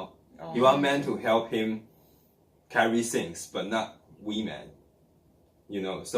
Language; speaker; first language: English; non-native, learner; Chinese